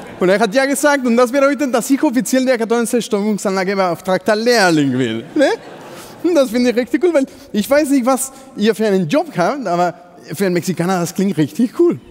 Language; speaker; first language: German; non-native, fluent; Spanish